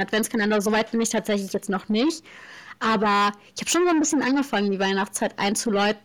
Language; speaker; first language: German; native; German